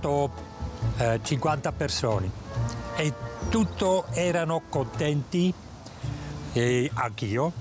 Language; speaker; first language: Italian; non-native, local second language; German